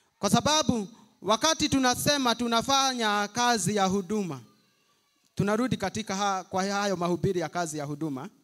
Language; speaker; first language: Swahili; non-native, local second language; Kikuyu